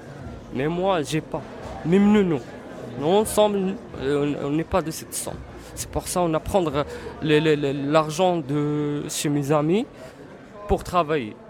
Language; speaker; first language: French; non-native, learner; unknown